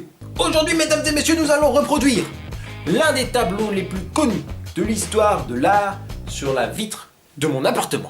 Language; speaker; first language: French; native; French